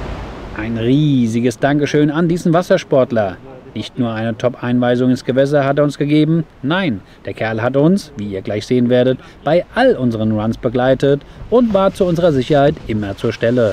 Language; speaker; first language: German; native; German